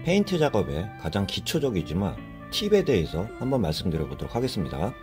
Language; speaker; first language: Korean; native; Korean